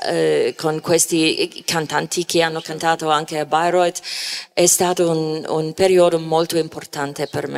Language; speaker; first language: Italian; non-native, fluent; English